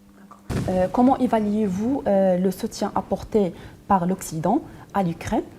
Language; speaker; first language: French; non-native, local second language; Arabic